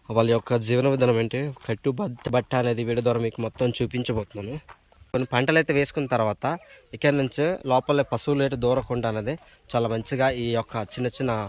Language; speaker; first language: Telugu; non-native, local second language; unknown